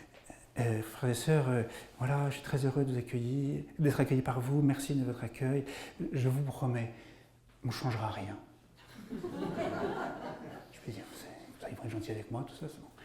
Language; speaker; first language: French; native; French